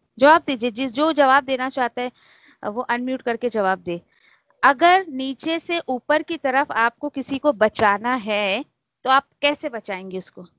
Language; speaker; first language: Urdu; native; Urdu